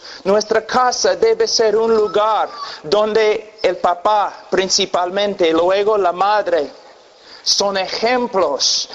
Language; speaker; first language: Spanish; non-native, fluent; English